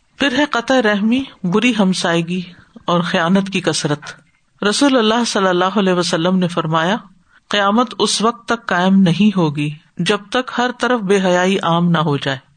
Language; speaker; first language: Urdu; native; Urdu